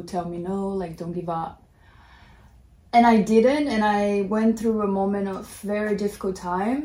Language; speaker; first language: English; non-native, fluent; Portuguese